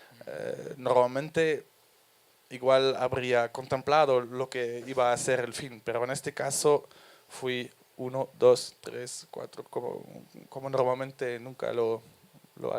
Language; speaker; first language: Spanish; non-native, fluent; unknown